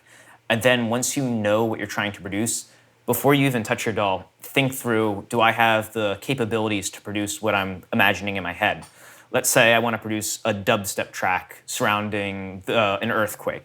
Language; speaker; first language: English; native; English